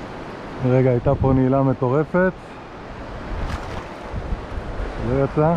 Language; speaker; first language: Hebrew; native; Hebrew